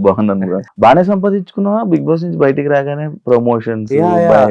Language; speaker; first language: Telugu; native; Telugu